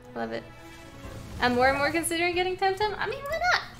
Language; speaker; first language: English; non-native, fluent; Norwegian